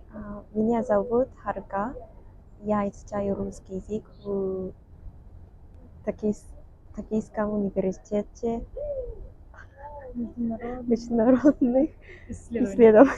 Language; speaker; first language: Russian; non-native, learner; Japanese